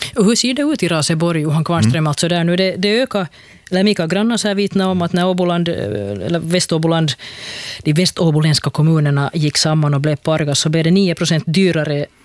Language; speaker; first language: Swedish; native; Swedish